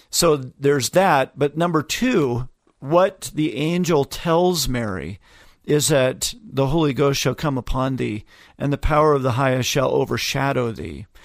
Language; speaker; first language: English; native; English